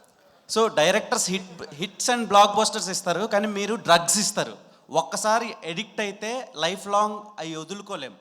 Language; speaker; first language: Telugu; native; Telugu